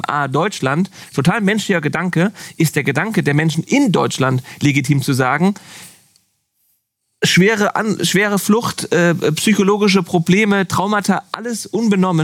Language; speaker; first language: German; native; German